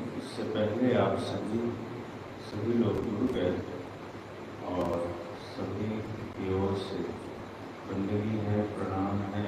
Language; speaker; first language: Hindi; native; Hindi